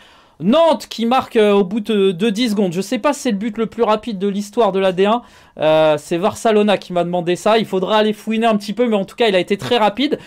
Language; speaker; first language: French; native; French